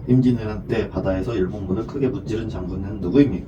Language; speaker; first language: Korean; native; Korean